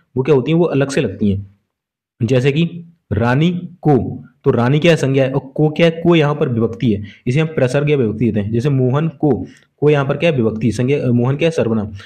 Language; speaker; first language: Hindi; native; Hindi